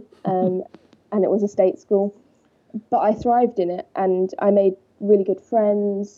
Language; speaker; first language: English; native; English